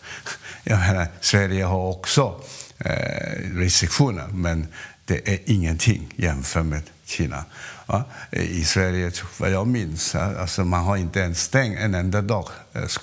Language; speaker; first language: Swedish; non-native, fluent; Cantonese